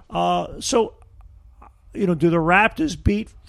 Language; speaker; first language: English; native; English